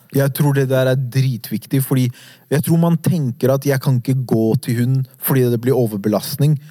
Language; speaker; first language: Norwegian; early bilingual, other home language; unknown